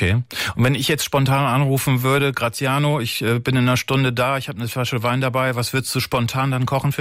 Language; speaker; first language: German; native; German